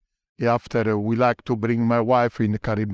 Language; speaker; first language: English; non-native, learner; Italian